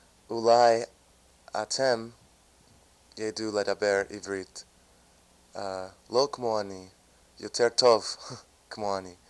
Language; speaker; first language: Hebrew; non-native, learner; English